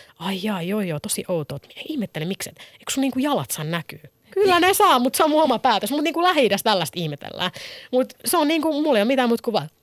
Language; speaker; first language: Finnish; early bilingual, other home language; Kurdish